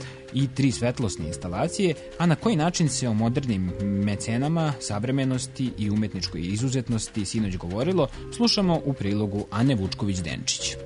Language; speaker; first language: Serbian; native; Serbian